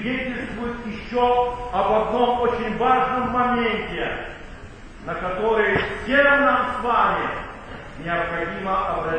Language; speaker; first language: Russian; native; Russian